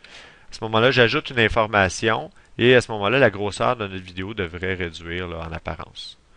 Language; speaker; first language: French; native; French